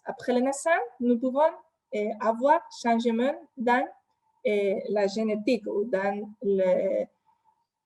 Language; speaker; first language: French; non-native, fluent; Spanish